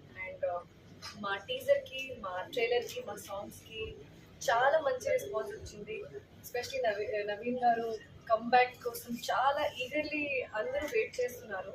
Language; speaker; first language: Telugu; non-native, local second language; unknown